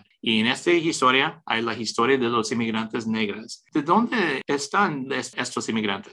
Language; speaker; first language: Spanish; early bilingual, heritage; English